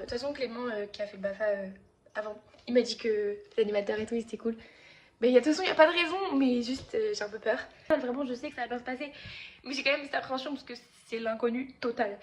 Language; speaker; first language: French; native; French